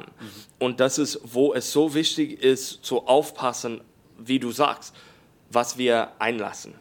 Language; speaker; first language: German; non-native, learner; English